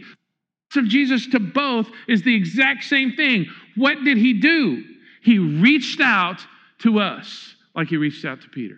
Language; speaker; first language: English; native; English